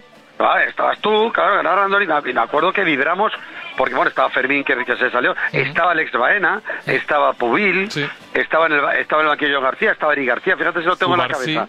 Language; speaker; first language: Spanish; native; Spanish